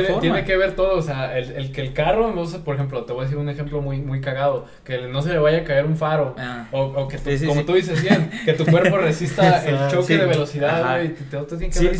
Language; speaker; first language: Spanish; native; Spanish